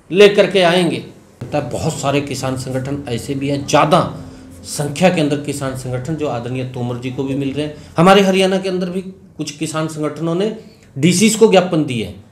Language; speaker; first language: Hindi; native; Hindi